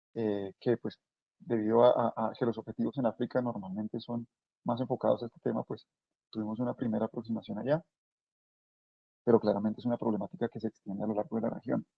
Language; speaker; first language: Spanish; native; Spanish